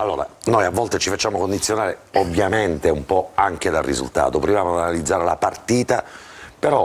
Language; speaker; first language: Italian; native; Italian